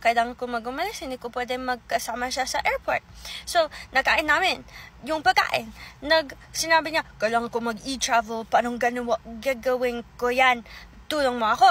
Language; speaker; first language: Filipino; early bilingual, heritage; English